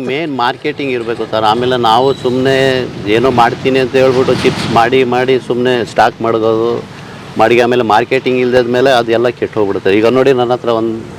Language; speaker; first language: Kannada; native; Kannada